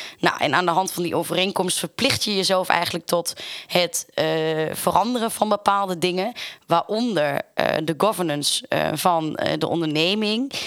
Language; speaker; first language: Dutch; native; Dutch